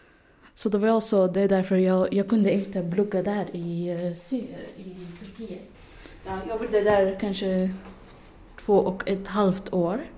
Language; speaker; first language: Swedish; non-native, fluent; Arabic